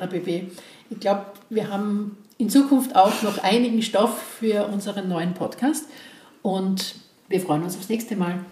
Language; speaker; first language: German; native; German